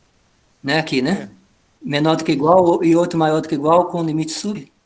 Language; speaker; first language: Portuguese; native; Portuguese